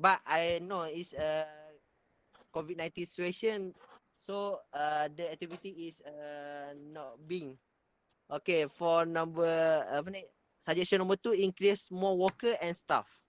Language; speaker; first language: English; non-native, local second language; Malay